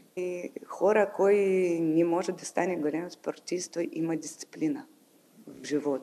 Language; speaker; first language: Bulgarian; non-native, learner; Ukrainian